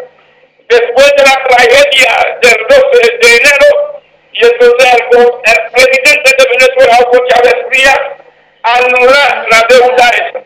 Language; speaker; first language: Spanish; non-native, fluent; Haitian Creole